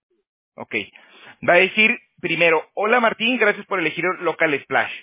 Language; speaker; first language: Spanish; native; Spanish